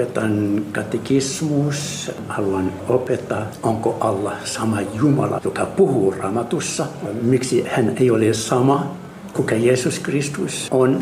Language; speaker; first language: Finnish; non-native, fluent; Arabic